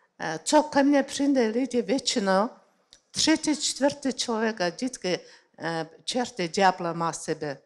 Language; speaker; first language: Czech; non-native, learner; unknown